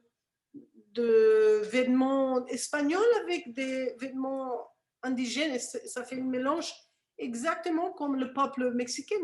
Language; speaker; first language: French; non-native, fluent; Spanish